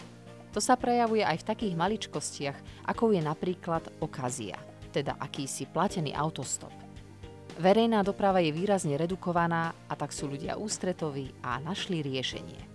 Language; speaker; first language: Slovak; native; Slovak